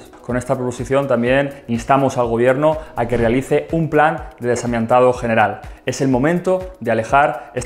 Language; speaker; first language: Spanish; native; Spanish